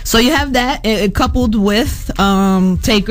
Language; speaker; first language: English; native; English